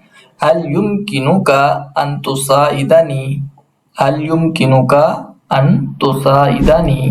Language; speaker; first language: Arabic; non-native, fluent; Urdu